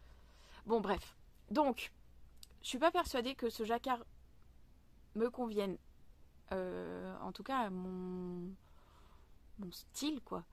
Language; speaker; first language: French; native; French